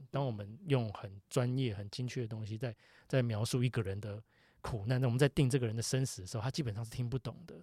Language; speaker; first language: Chinese; native; Chinese